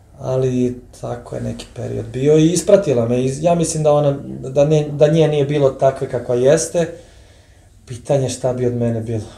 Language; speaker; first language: Serbian; native; Serbian